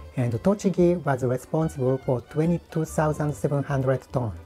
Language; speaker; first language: English; non-native, fluent; Japanese